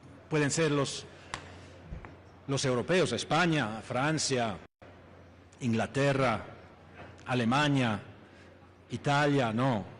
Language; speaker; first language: Spanish; non-native, fluent; Italian